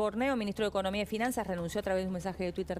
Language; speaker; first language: Spanish; native; Spanish